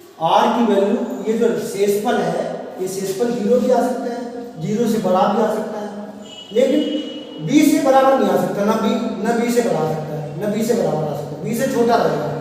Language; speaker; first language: Hindi; native; Hindi